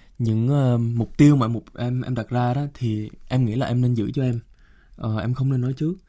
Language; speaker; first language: Vietnamese; early bilingual, heritage; Vietnamese